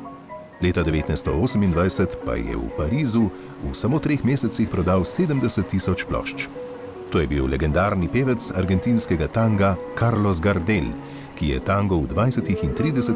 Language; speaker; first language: Slovenian; native; Slovenian